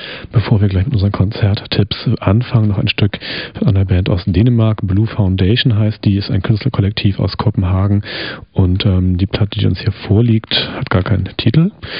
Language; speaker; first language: German; native; German